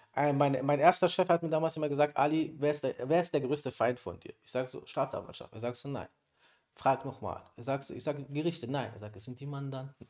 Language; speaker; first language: German; early bilingual, other home language; Persian